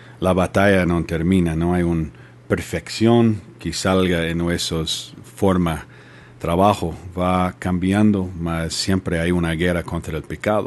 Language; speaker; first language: Spanish; non-native, learner; English